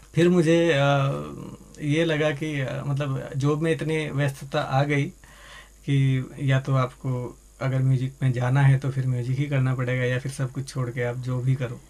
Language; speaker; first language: Hindi; native; Hindi